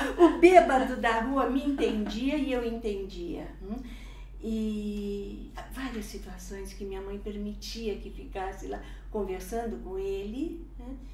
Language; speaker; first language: Portuguese; early bilingual, other home language; Italian